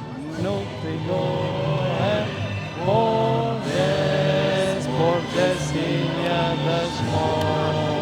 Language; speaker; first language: Albanian; native; Albanian